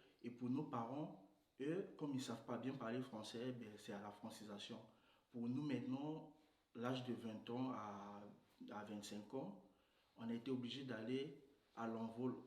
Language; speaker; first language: French; non-native, local second language; Sango